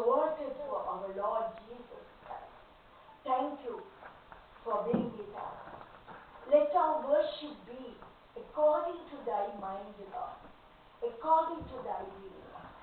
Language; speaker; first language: English; non-native, local second language; Tamil